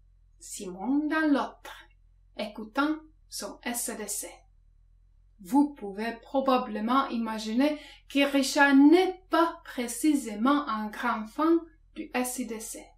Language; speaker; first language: French; non-native, fluent; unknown